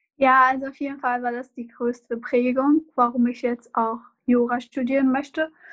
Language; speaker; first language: German; non-native, fluent; Arabic